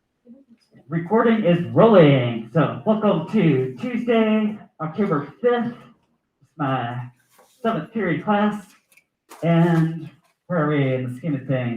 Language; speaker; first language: English; native; English